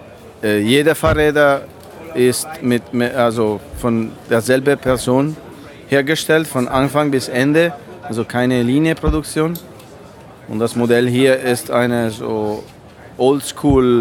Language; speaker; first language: German; non-native, learner; Italian